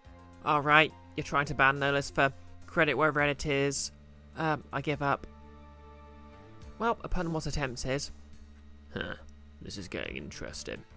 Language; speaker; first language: English; native; English